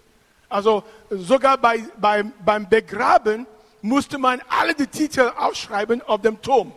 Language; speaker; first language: German; non-native, fluent; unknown